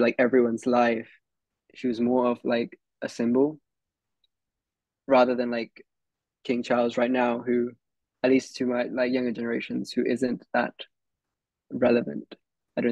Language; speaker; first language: English; early bilingual, other home language; Hindi